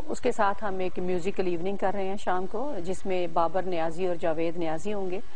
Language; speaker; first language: Urdu; non-native, local second language; Punjabi